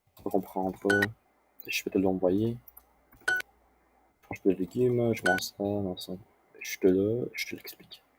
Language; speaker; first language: French; non-native, learner; English